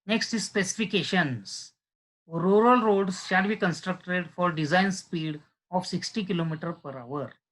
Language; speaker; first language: English; non-native, local second language; Marathi